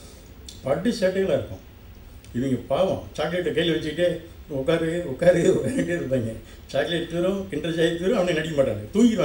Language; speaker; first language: Tamil; native; Tamil